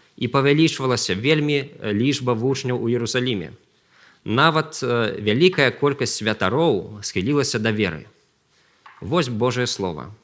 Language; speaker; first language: Belarusian; non-native, local second language; Russian